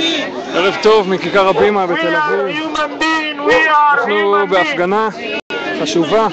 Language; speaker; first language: Hebrew; native; Hebrew